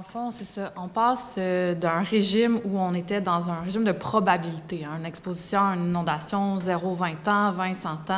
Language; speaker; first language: French; native; French